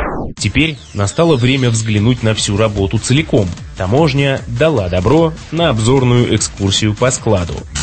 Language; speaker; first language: Russian; native; Russian